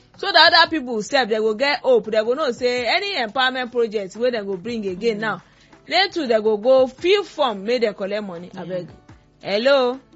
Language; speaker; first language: Nigerian Pidgin; non-native, local second language; Yoruba